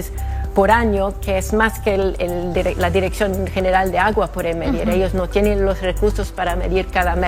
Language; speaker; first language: Spanish; non-native, fluent; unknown